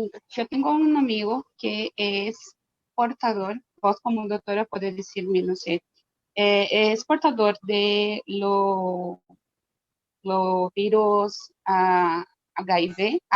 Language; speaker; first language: Spanish; non-native, fluent; Portuguese